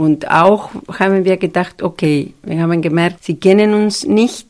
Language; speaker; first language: German; non-native, fluent; Spanish